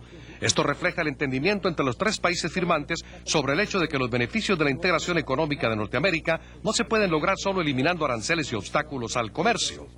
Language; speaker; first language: Spanish; native; Spanish